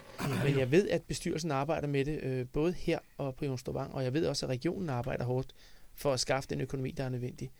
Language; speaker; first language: Danish; native; Danish